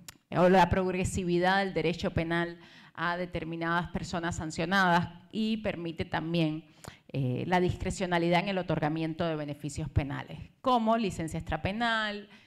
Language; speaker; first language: Spanish; native; Spanish